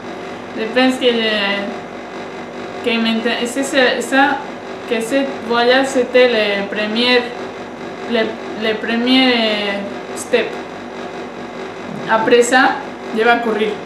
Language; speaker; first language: French; non-native, learner; Spanish